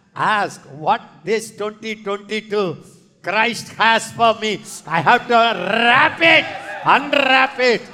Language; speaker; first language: English; non-native, local second language; Tamil